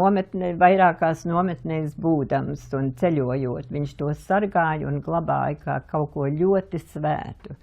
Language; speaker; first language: Latvian; early bilingual, heritage; Latvian